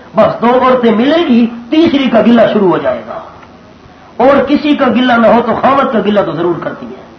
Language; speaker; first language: Urdu; non-native, local second language; Pashto